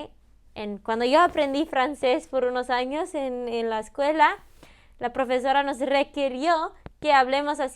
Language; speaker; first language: Spanish; early bilingual, heritage; Spanish